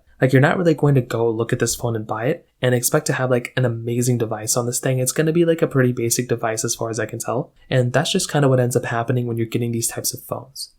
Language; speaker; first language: English; native; English